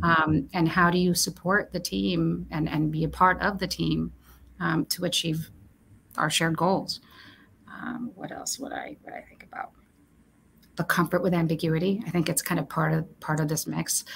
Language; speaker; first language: English; early bilingual, other home language; Romanian